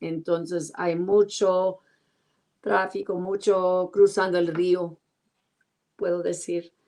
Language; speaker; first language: Spanish; non-native, learner; English